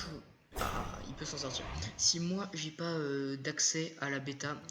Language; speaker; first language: French; native; French